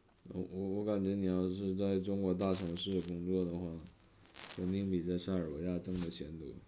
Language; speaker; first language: Chinese; native; Chinese